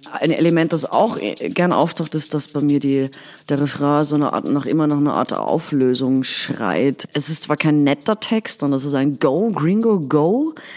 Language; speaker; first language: German; native; German